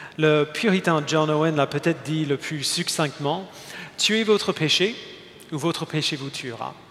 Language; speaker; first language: French; non-native, fluent; English